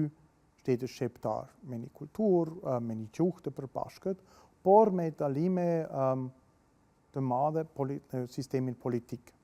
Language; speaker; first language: Albanian; non-native, fluent; German